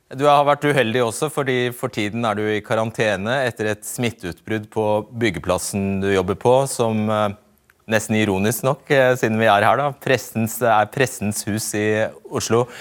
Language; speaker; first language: Norwegian; native; Norwegian